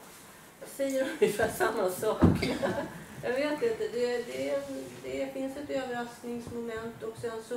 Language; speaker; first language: Swedish; native; Swedish